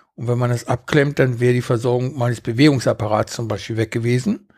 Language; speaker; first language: German; early bilingual, heritage; Spanish